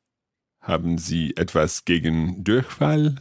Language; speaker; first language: German; non-native, learner; English